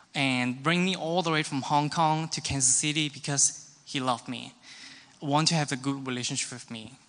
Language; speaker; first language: English; non-native, local second language; Cantonese